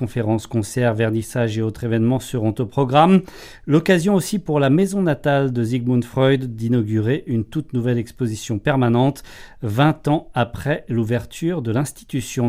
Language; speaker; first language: French; native; French